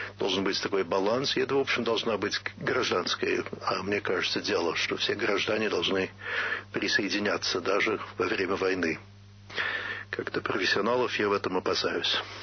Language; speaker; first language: Russian; early bilingual, heritage; Russian